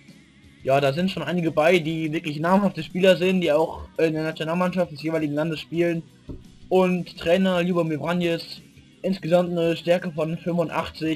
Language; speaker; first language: German; native; German